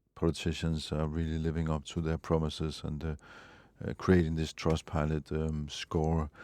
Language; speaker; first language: English; non-native, fluent; Danish